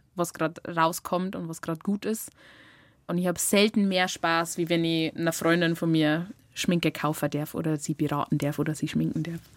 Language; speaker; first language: German; native; German